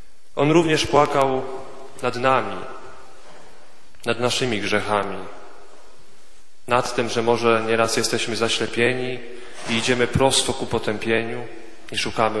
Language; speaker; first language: Polish; native; Polish